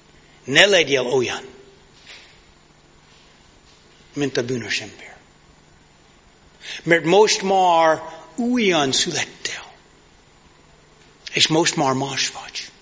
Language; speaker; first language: Hungarian; non-native, fluent; English